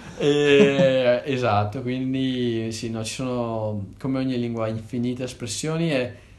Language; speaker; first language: Italian; native; Italian